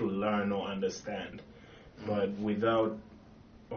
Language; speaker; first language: English; non-native, local second language; Ganda